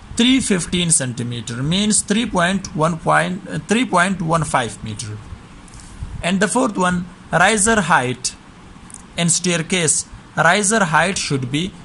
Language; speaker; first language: English; non-native, local second language; Urdu